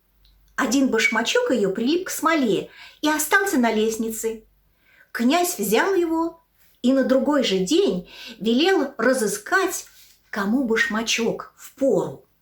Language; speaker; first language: Russian; native; Russian